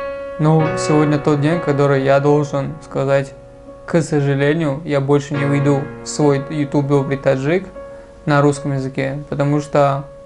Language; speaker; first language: Russian; non-native, local second language; Tajik